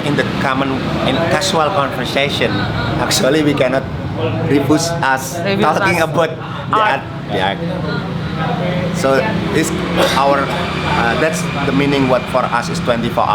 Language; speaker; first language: English; non-native, learner; Indonesian